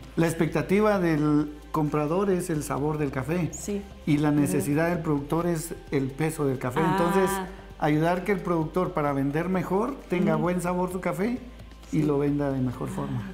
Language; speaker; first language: Spanish; native; Spanish